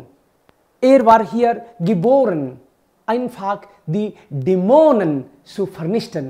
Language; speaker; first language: German; non-native, fluent; Hindi